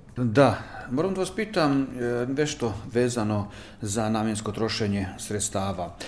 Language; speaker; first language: Croatian; native; Croatian